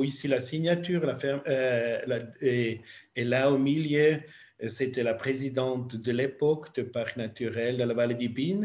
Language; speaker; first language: French; non-native, fluent; German